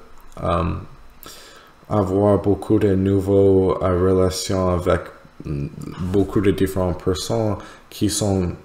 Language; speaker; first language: French; non-native, learner; English